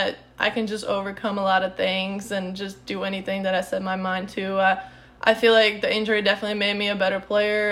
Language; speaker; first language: English; non-native, fluent; Czech